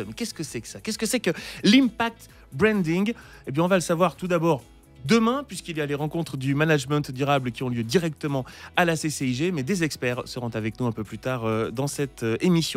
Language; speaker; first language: French; native; French